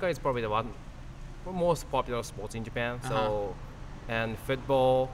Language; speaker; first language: English; non-native, learner; Japanese